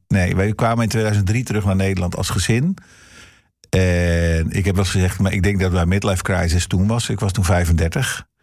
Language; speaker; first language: Dutch; early bilingual, heritage; Dutch